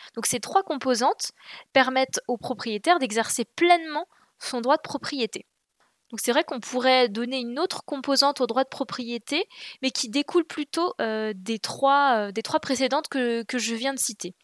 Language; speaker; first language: French; native; French